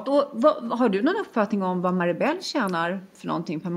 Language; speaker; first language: Swedish; native; Swedish